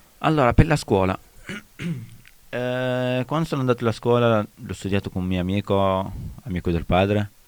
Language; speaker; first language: Italian; non-native, learner; Arabic